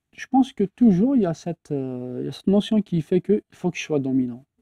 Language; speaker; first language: French; non-native, local second language; Kabyle